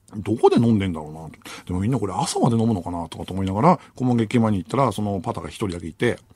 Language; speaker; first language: Japanese; native; Japanese